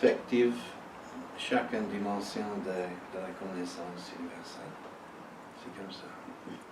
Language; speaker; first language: French; early bilingual, heritage; French